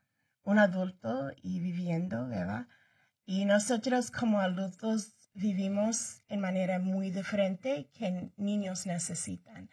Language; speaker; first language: Spanish; early bilingual, heritage; Spanish